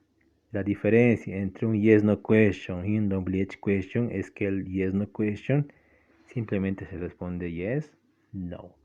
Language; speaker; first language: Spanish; non-native, local second language; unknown